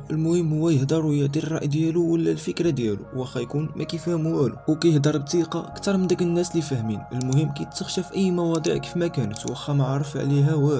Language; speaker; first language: Arabic; native; Arabic